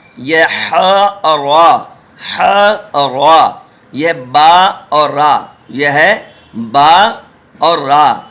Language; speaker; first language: Urdu; native; Urdu